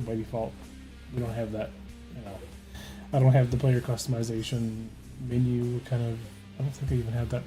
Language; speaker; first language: English; native; English